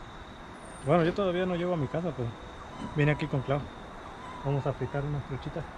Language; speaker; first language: Spanish; native; Spanish